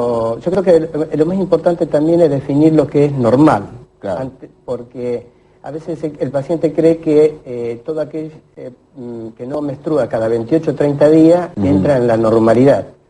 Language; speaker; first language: Spanish; native; Spanish